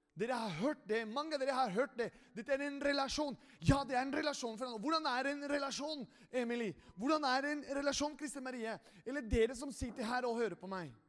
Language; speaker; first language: Norwegian; non-native, fluent; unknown